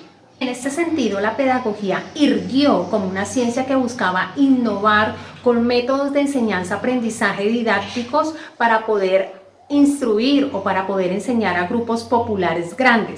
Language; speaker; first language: Spanish; native; Spanish